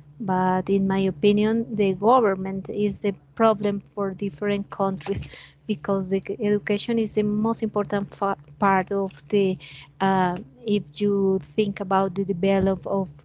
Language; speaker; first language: English; non-native, learner; Spanish